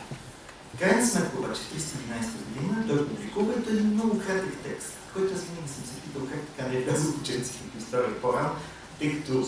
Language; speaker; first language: Bulgarian; native; Bulgarian